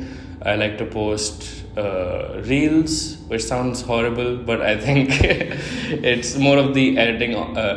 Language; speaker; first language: English; non-native, local second language; Hindi